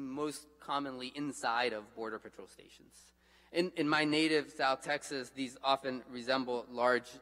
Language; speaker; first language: English; native; English